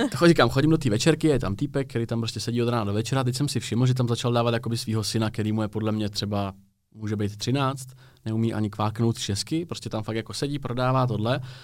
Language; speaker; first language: Czech; native; Czech